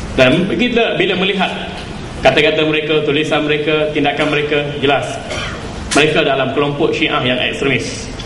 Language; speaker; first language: Malay; native; Malay